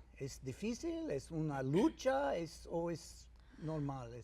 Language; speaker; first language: Spanish; non-native, learner; English